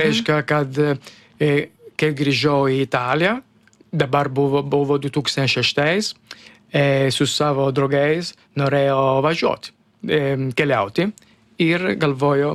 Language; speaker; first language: Lithuanian; non-native, learner; Italian